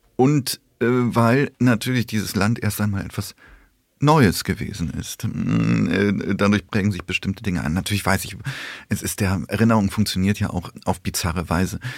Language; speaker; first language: German; early bilingual, other home language; Polish